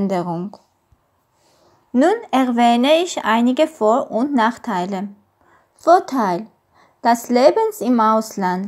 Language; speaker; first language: German; non-native, learner; Armenian